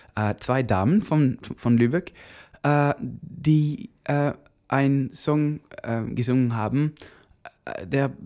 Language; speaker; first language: German; non-native, learner; Norwegian